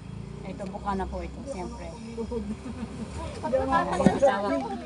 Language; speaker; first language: Filipino; native; Filipino